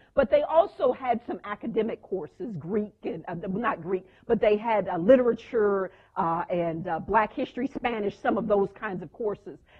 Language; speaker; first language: English; native; English